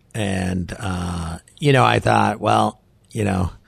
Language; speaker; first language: English; native; English